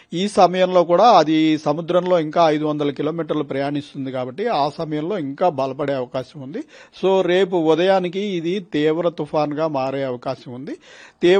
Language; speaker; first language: Telugu; native; Telugu